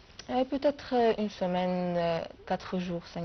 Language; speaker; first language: French; non-native, fluent; Arabic